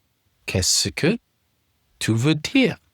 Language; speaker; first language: French; non-native, learner; English